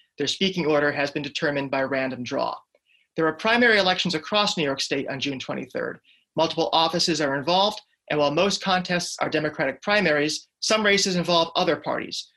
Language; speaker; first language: English; native; English